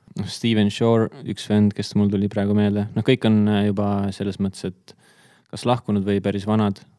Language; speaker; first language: Estonian; native; Estonian